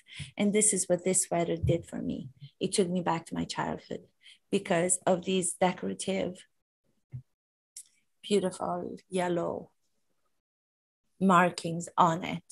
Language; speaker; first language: English; non-native, fluent; Romanian